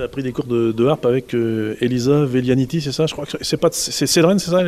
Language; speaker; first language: French; native; French